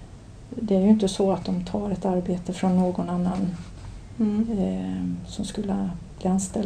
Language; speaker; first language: Swedish; native; Swedish